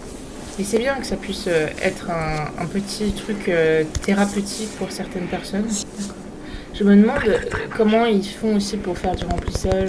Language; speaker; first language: French; native; French